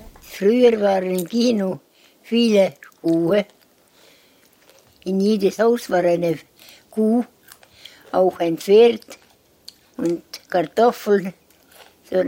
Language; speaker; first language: German; non-native, learner; Estonian